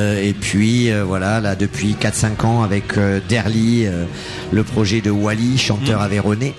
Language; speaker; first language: French; native; French